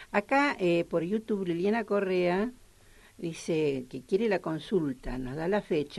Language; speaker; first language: Spanish; native; Spanish